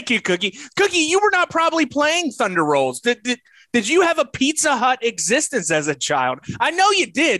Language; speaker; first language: English; native; English